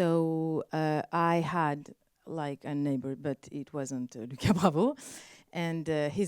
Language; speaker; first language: English; non-native, learner; French